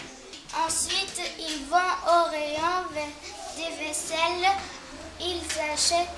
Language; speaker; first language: French; non-native, learner; Arabic